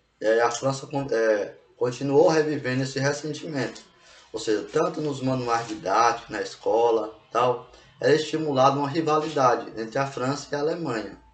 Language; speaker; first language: Portuguese; native; Portuguese